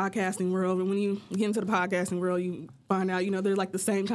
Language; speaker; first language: English; native; English